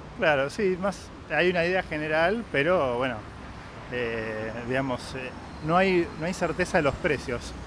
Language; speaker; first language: Spanish; native; Spanish